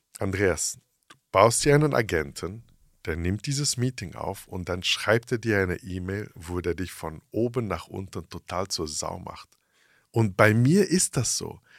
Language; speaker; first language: German; early bilingual, heritage; English